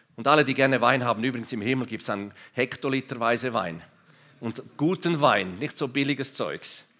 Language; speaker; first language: German; non-native, local second language; Romansh